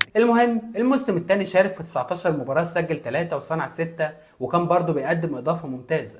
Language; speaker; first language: Arabic; native; Arabic